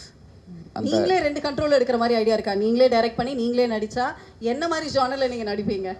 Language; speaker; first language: Tamil; native; Tamil